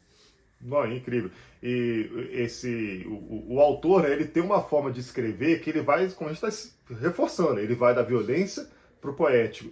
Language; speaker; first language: Portuguese; native; Portuguese